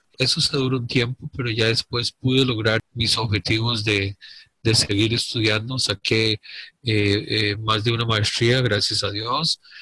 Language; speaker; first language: Spanish; native; Spanish